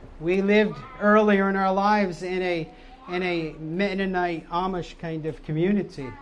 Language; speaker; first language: English; native; English